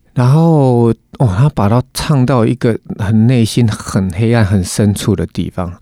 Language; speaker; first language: Chinese; non-native, local second language; Min Nan Chinese